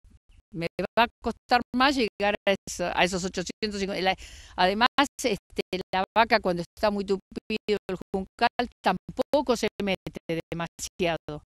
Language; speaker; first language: Spanish; native; Spanish